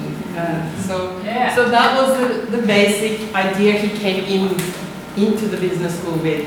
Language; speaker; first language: English; non-native, fluent; Norwegian